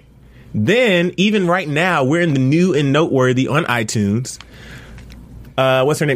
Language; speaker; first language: English; native; English